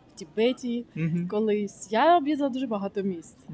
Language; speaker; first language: Ukrainian; native; Ukrainian